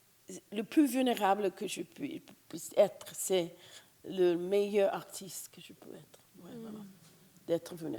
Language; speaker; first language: French; non-native, fluent; English